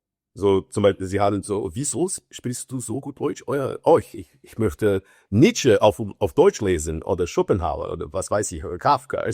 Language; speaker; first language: German; non-native, fluent; Portuguese